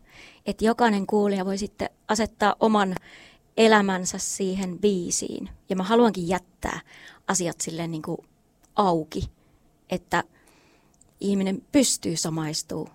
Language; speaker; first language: Finnish; native; Finnish